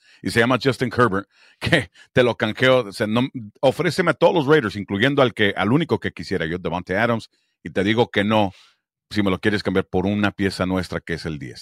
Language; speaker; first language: Spanish; early bilingual, heritage; Spanish